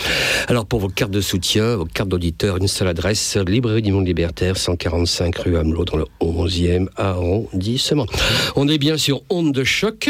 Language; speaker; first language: French; native; French